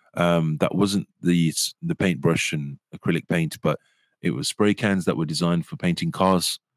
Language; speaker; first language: English; native; English